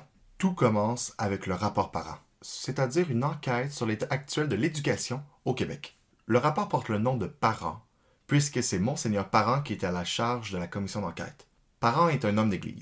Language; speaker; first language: French; native; French